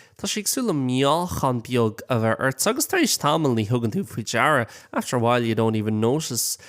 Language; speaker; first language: Irish; non-native, local second language; English